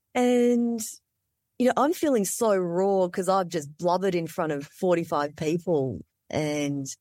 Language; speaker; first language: English; native; English